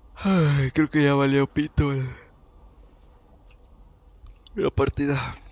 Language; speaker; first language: Spanish; native; Spanish